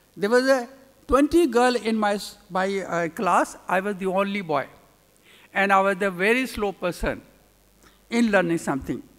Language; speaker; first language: English; non-native, local second language; Urdu